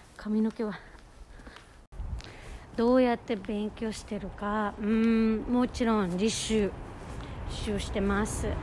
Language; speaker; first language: Japanese; non-native, learner; Filipino